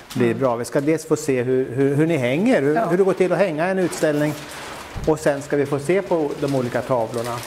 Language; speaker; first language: Swedish; native; Swedish